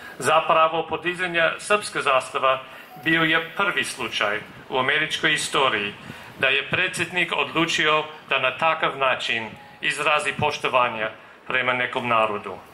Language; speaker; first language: Serbian; non-native, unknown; English